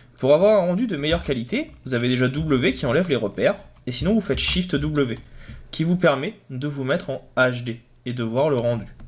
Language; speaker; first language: French; native; French